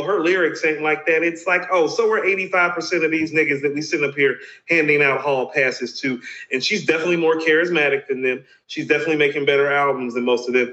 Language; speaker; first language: English; native; English